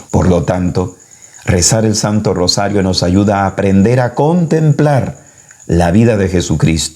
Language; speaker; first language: Spanish; native; Spanish